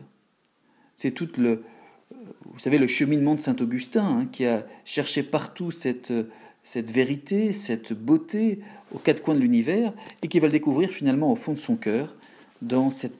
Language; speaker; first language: French; native; French